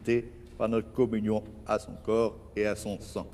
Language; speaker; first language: French; native; French